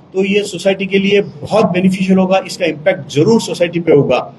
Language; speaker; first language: Hindi; non-native, local second language; Marathi